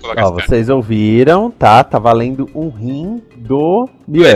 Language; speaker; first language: Portuguese; native; Portuguese